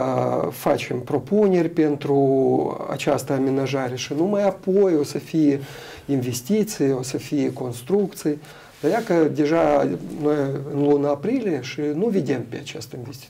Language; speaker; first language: Romanian; non-native, local second language; Russian